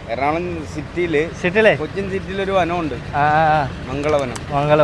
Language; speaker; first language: Malayalam; native; Malayalam